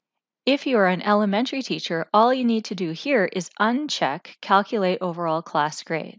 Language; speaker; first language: English; native; English